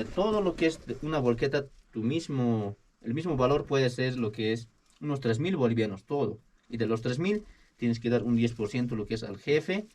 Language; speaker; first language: Spanish; native; Spanish